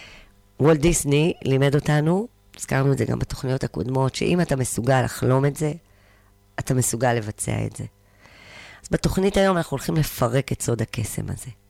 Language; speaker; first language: Hebrew; native; Hebrew